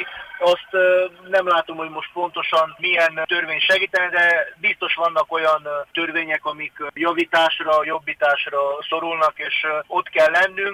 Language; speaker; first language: Hungarian; native; Hungarian